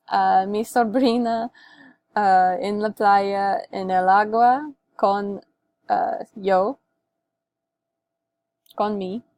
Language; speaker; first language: Spanish; non-native, learner; English